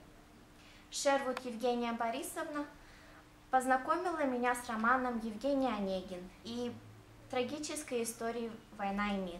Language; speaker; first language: Russian; early bilingual, heritage; Russian